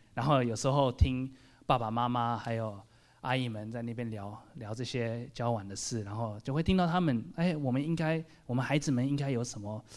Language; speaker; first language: Chinese; early bilingual, heritage; Chinese